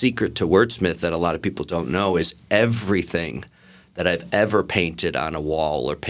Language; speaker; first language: English; native; English